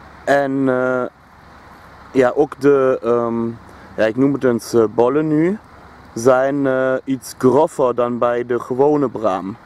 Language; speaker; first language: Dutch; non-native, fluent; German